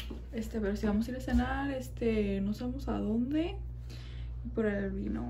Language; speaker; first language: Spanish; early bilingual, heritage; Spanish